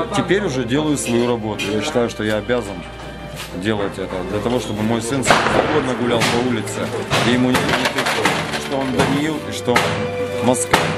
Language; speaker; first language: Russian; native; Russian